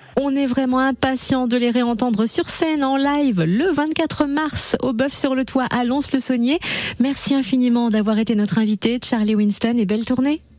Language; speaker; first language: French; native; French